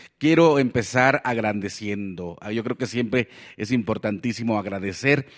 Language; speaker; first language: Spanish; non-native, local second language; Nahuatl languages